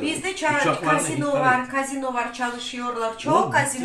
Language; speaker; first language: Turkish; non-native, learner; Russian